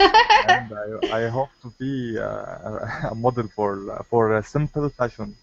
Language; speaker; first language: English; non-native, learner; Arabic